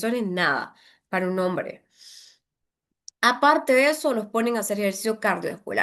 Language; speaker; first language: Spanish; native; Spanish